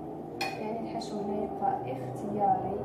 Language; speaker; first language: Arabic; native; Arabic